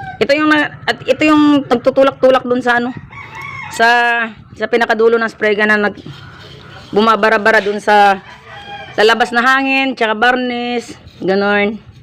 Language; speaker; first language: Filipino; non-native, local second language; Hiligaynon